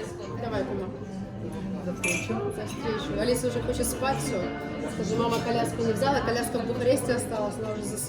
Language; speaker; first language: Russian; native; Russian